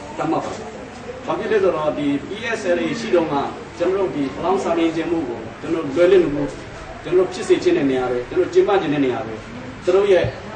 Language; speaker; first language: Burmese; non-native, local second language; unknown